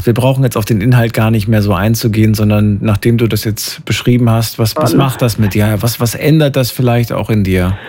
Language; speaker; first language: German; native; German